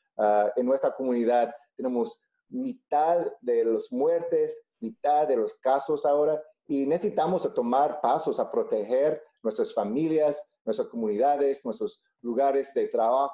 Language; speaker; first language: Spanish; non-native, local second language; English